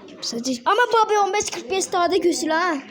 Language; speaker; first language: Turkish; native; Turkish